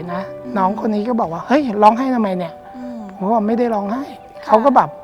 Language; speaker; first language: Thai; native; Thai